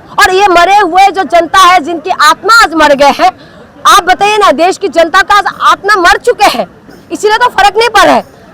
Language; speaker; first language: Hindi; non-native, local second language; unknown